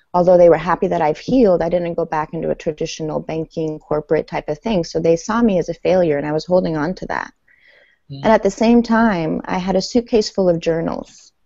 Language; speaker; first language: English; early bilingual, other home language; Persian